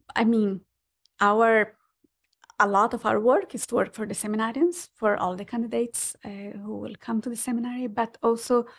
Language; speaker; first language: English; non-native, fluent; Portuguese